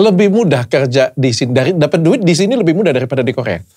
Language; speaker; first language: Indonesian; native; Indonesian